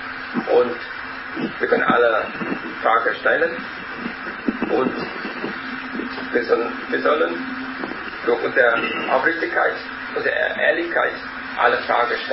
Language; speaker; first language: German; non-native, learner; Vietnamese